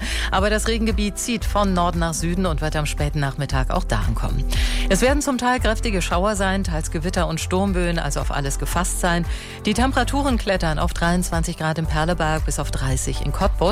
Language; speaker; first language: German; native; German